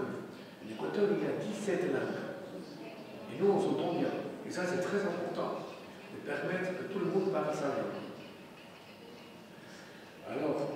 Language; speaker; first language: French; non-native, fluent; Spanish